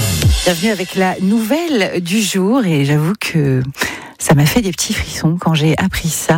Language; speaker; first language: French; native; French